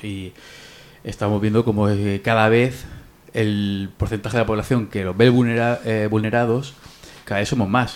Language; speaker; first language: Spanish; native; Spanish